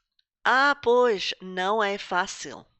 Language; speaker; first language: Portuguese; non-native, fluent; English